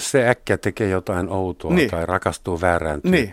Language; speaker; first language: Finnish; non-native, fluent; German